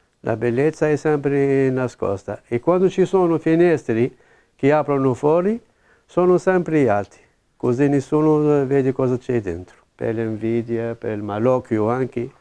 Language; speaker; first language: Italian; non-native, local second language; Arabic